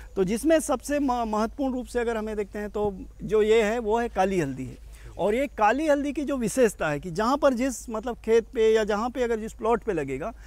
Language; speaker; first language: Hindi; native; Hindi